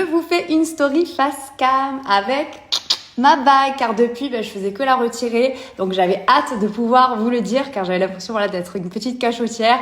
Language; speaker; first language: French; native; French